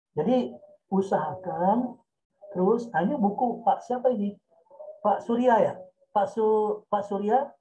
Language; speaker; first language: Indonesian; non-native, local second language; Minangkabau